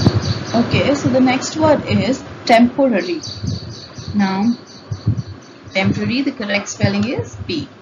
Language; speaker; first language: English; non-native, local second language; Hindi